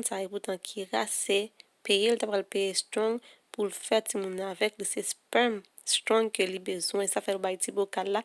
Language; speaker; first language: French; non-native, learner; Haitian Creole